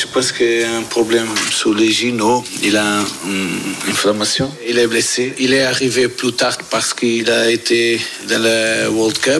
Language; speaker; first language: French; non-native, learner; Portuguese